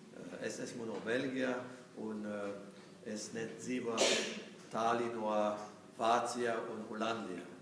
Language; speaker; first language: Latvian; non-native, learner; French